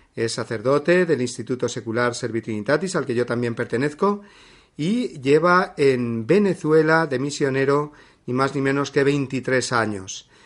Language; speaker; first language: Spanish; native; Spanish